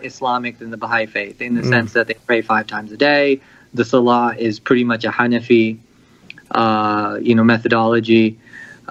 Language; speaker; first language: English; native; English